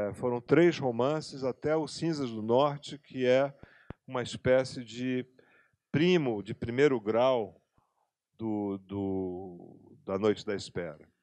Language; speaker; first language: Portuguese; native; Portuguese